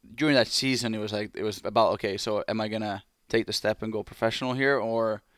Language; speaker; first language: English; non-native, fluent; Finnish